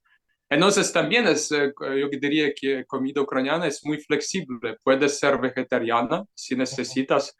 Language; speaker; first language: Spanish; non-native, fluent; Ukrainian